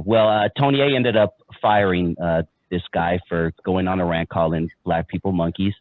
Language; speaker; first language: English; native; English